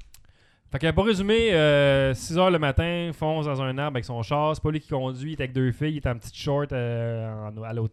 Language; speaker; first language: French; native; French